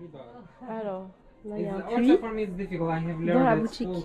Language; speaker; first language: French; native; French